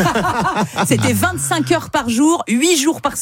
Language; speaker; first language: French; native; French